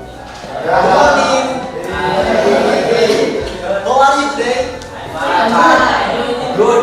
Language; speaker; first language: English; non-native, learner; Indonesian